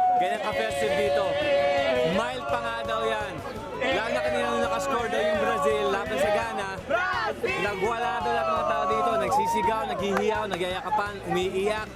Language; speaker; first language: Filipino; native; Filipino